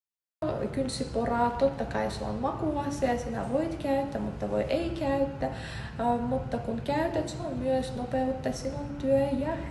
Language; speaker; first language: Finnish; non-native, fluent; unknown